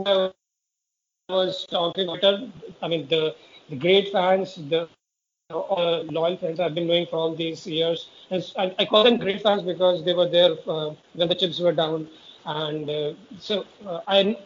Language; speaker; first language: English; non-native, local second language; Hindi